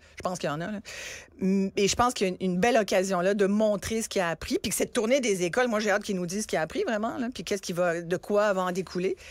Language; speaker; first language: French; early bilingual, other home language; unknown